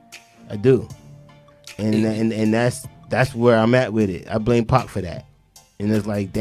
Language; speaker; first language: English; native; English